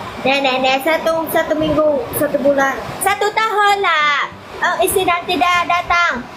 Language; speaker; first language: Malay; non-native, fluent; Vietnamese